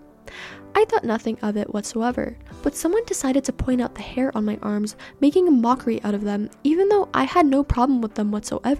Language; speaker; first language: English; early bilingual, other home language; Persian